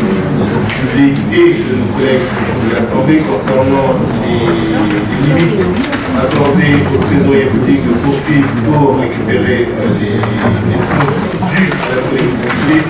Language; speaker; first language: French; native; French